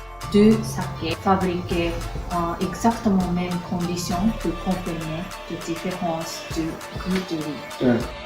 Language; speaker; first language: French; non-native, learner; Japanese